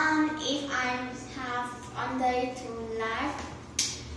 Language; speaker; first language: English; non-native, learner; Vietnamese